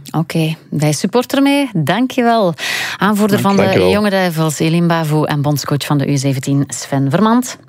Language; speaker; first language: Dutch; native; Dutch